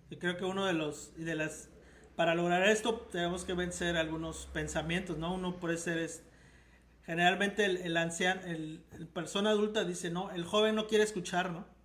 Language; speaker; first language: Spanish; native; Spanish